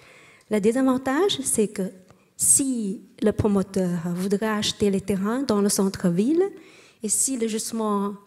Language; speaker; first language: French; non-native, learner; Chinese